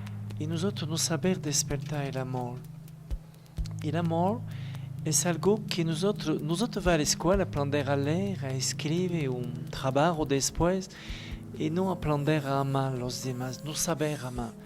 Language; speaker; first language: Spanish; non-native, learner; French